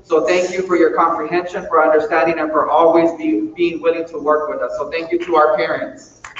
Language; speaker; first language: English; early bilingual, other home language; Spanish